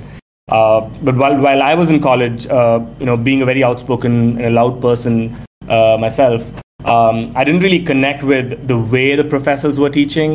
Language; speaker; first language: English; non-native, local second language; Tamil